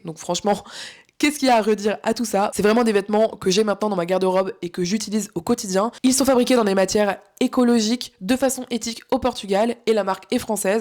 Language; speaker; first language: French; native; French